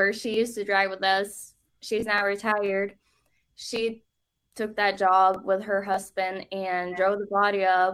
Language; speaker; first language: English; non-native, fluent; Norwegian